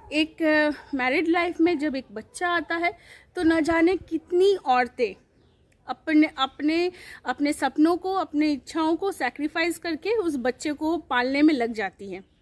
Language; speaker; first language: Hindi; native; Hindi